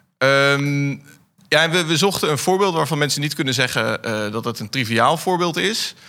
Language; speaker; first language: Dutch; native; Dutch